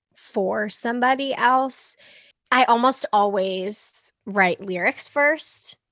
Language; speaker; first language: English; native; English